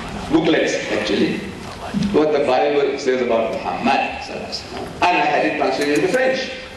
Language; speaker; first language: English; non-native, local second language; Gujarati